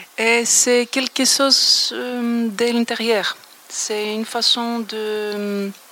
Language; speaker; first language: French; non-native, fluent; Greek